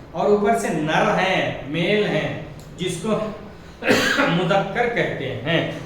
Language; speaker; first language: Urdu; native; Urdu